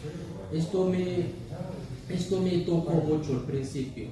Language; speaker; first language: Spanish; non-native, learner; Arabic